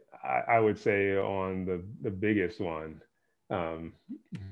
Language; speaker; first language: English; native; English